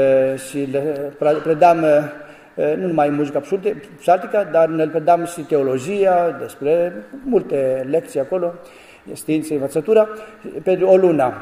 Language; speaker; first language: Romanian; non-native, learner; Greek